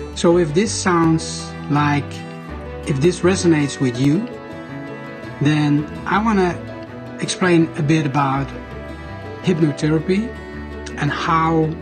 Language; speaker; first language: English; non-native, fluent; Dutch